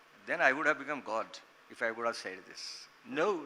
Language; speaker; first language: English; non-native, local second language; Bangla